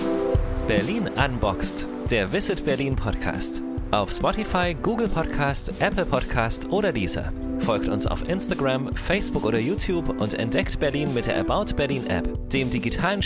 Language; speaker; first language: German; native; German